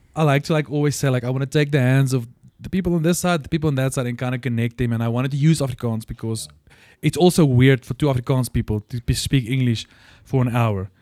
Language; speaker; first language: English; non-native, local second language; Afrikaans